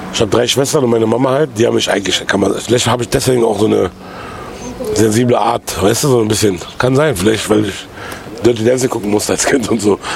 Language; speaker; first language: German; early bilingual, other home language; Arabic